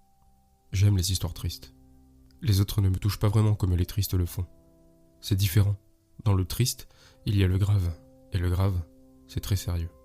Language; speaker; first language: French; native; French